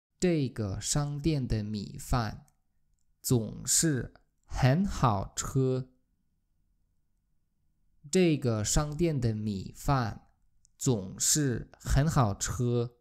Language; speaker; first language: Chinese; non-native, fluent; Polish